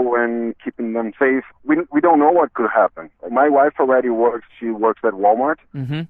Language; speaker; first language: English; non-native, fluent; Portuguese